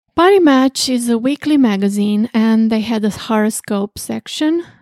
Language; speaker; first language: English; non-native, fluent; Romanian